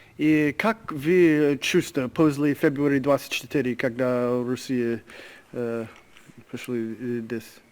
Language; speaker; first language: Russian; non-native, learner; English